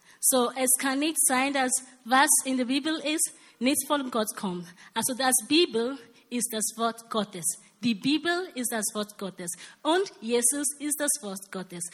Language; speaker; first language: German; non-native, learner; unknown